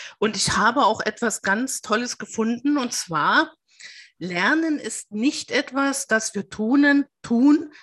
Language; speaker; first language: German; native; German